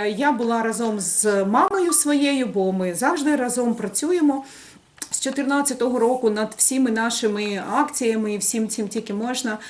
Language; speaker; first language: Ukrainian; native; Ukrainian